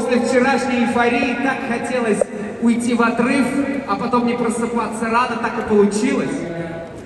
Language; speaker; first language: Russian; native; Russian